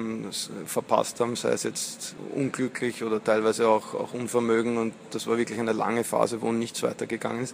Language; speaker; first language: German; native; German